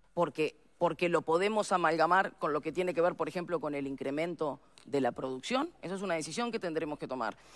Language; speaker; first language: Spanish; native; Spanish